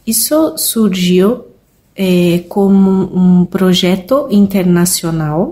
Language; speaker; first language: Spanish; non-native, learner; Portuguese